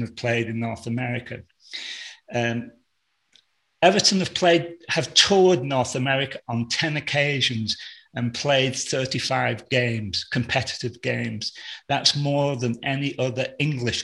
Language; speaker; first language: English; native; English